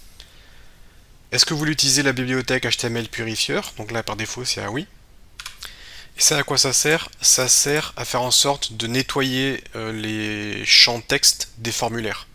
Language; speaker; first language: French; native; French